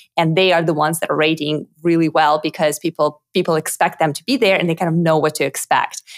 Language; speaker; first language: English; non-native, fluent; Russian